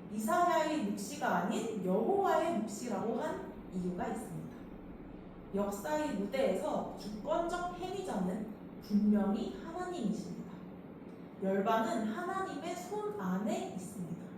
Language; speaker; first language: Korean; native; Korean